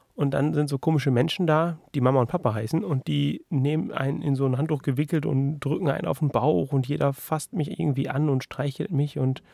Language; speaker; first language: German; native; German